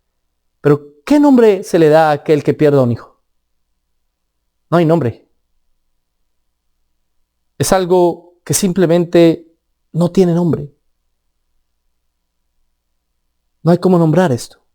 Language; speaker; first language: Spanish; native; Spanish